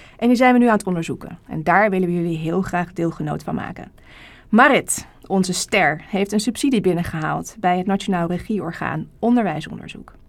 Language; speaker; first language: Dutch; native; Dutch